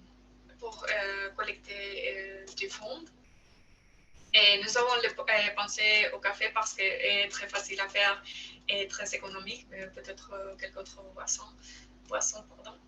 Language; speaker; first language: French; non-native, learner; Spanish